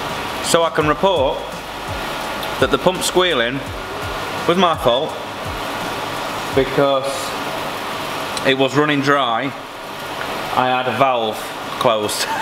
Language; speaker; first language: English; native; English